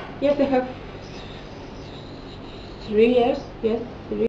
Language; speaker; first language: English; non-native, learner; Russian